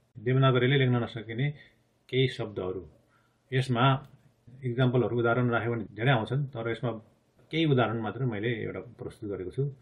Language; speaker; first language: Nepali; non-native, local second language; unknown